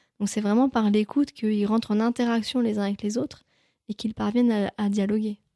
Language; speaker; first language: French; native; French